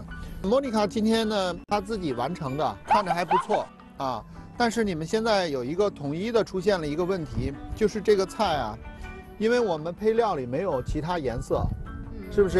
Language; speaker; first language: Chinese; native; Chinese